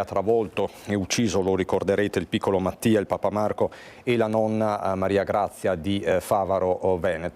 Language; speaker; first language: Italian; native; Italian